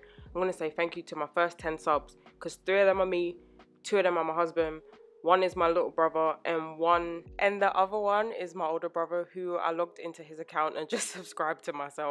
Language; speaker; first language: English; native; English